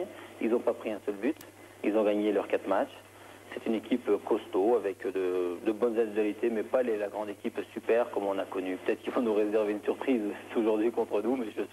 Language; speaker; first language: French; native; French